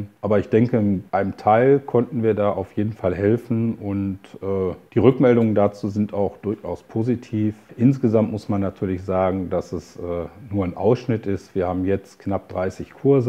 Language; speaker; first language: German; native; German